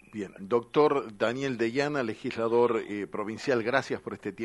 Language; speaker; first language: Spanish; native; Spanish